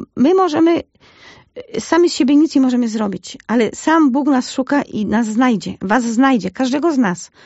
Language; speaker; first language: Polish; native; Polish